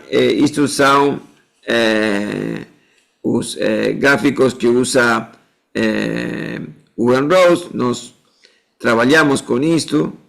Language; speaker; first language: Portuguese; non-native, fluent; Spanish